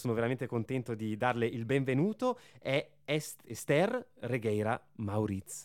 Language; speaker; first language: Italian; native; Italian